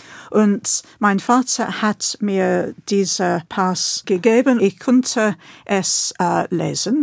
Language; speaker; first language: German; non-native, fluent; English